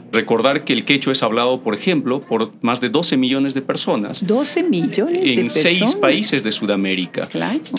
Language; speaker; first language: Spanish; native; Spanish